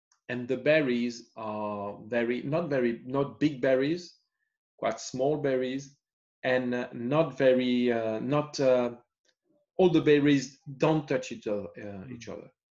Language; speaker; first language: English; non-native, fluent; French